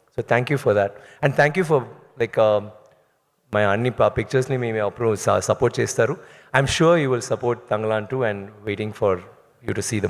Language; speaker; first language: Telugu; non-native, learner; Tamil